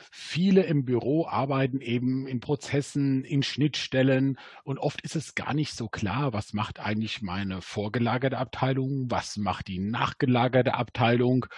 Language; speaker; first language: German; native; German